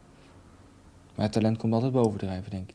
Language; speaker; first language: Dutch; native; Dutch